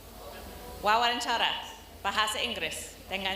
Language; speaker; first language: Indonesian; non-native, learner; English